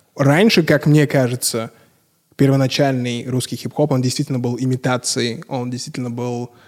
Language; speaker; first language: Russian; native; Russian